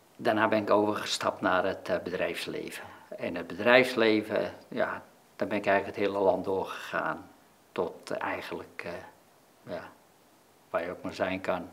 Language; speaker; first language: Dutch; native; Dutch